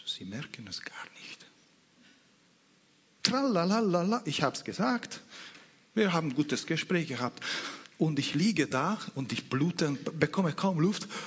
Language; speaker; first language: German; non-native, fluent; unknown